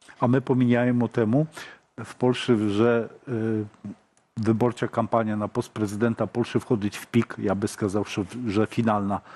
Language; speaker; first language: Polish; non-native, learner; Ukrainian